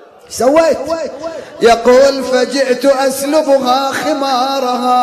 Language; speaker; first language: Arabic; native; Arabic